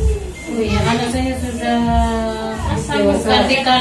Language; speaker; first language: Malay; non-native, local second language; Madurese